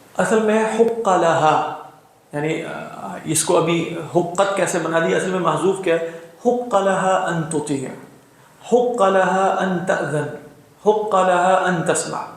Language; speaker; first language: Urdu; native; Urdu